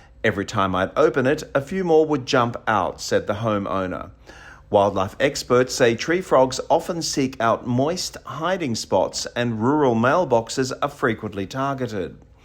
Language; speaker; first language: English; native; English